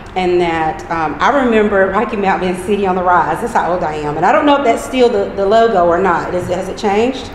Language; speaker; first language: English; native; English